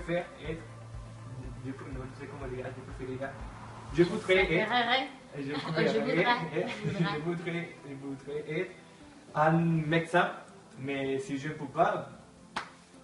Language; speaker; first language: French; non-native, learner; Spanish